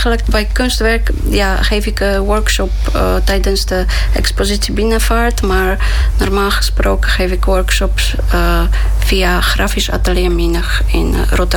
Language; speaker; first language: Dutch; non-native, fluent; Polish